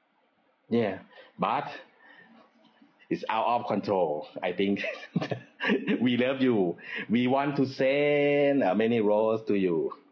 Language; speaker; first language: English; non-native, learner; Thai